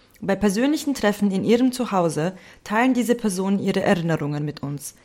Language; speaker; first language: German; early bilingual, other home language; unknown